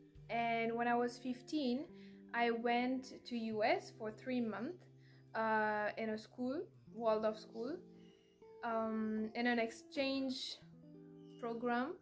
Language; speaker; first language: English; non-native, fluent; French